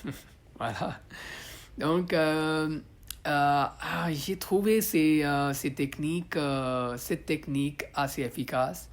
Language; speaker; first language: French; non-native, learner; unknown